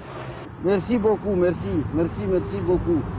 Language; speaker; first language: French; non-native, learner; Romanian